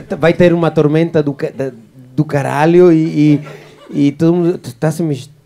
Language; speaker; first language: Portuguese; non-native, fluent; Spanish